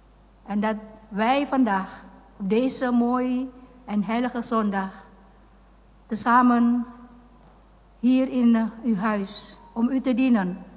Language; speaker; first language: Dutch; non-native, fluent; Indonesian